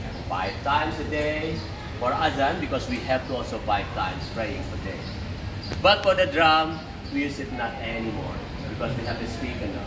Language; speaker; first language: English; non-native, fluent; Indonesian